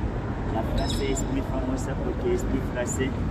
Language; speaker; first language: Spanish; non-native, learner; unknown